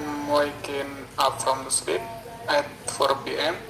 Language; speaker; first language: English; non-native, learner; Indonesian